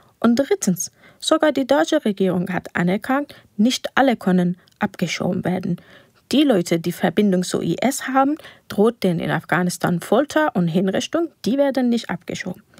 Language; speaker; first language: German; non-native, fluent; Persian